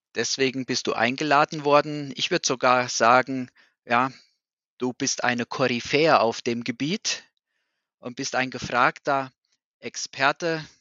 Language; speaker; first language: German; native; German